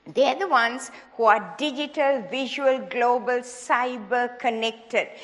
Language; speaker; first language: English; non-native, local second language; Sinhala